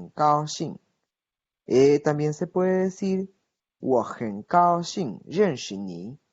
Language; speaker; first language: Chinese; non-native, fluent; Spanish